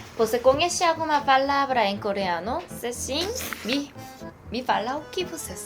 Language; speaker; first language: Portuguese; non-native, learner; Korean